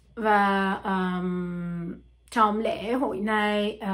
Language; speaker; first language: Vietnamese; non-native, learner; French